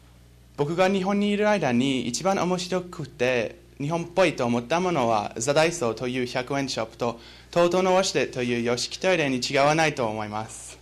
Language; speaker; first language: Japanese; non-native, learner; English